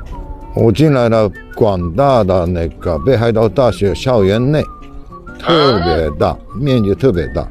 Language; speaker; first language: Chinese; non-native, fluent; Japanese